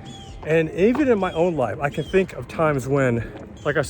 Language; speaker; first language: English; native; English